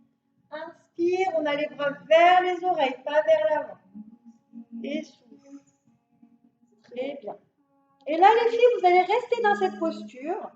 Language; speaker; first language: French; native; French